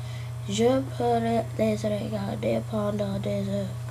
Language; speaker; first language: French; non-native, learner; English